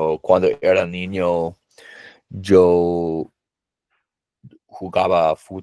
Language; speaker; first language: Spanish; non-native, learner; English